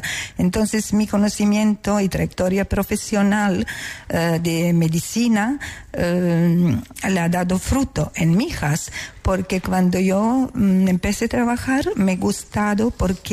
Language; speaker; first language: Spanish; non-native, learner; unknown